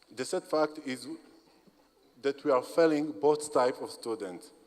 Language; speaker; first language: English; non-native, fluent; Hebrew